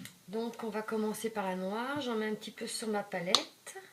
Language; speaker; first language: French; native; French